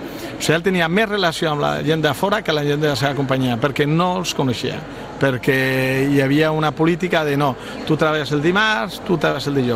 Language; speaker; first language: Catalan; non-native, local second language; Spanish